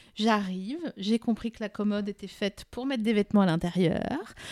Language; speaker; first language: French; native; French